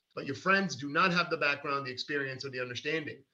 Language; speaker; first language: English; early bilingual, other home language; Hebrew